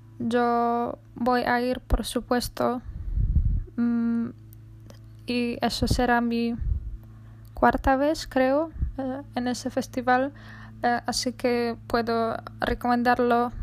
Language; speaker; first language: Spanish; non-native, fluent; Polish